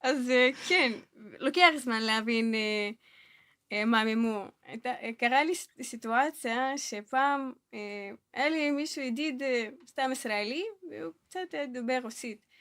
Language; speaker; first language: Hebrew; non-native, fluent; Russian